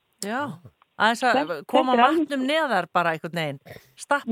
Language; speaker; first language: Icelandic; native; Icelandic